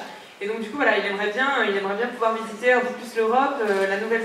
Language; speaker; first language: French; native; French